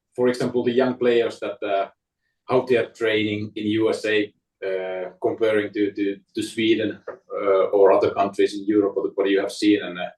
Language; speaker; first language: English; non-native, fluent; Finnish